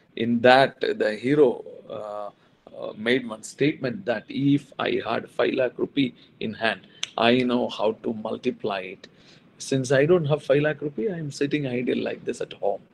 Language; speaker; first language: English; non-native, local second language; Malayalam